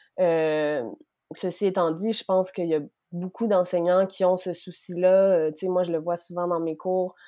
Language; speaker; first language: French; native; French